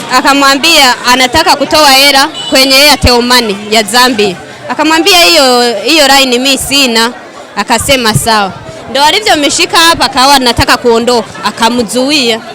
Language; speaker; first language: Swahili; native; Swahili